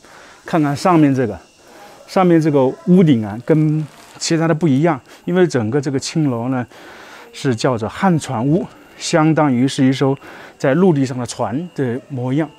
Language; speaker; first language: Chinese; native; Chinese